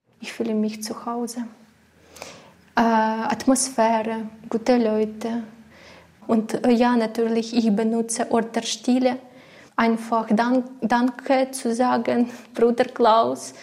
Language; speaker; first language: German; non-native, learner; Ukrainian